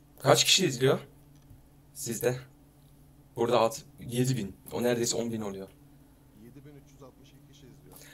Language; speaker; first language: Turkish; early bilingual, heritage; Turkish